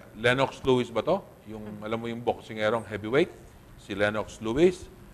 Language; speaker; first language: Filipino; non-native, local second language; Pampanga